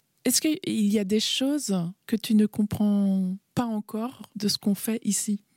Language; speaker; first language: French; native; French